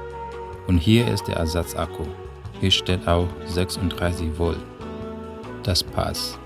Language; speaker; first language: German; non-native, fluent; Indonesian